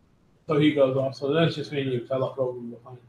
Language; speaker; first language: English; native; English